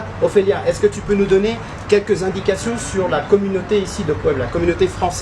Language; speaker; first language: French; native; French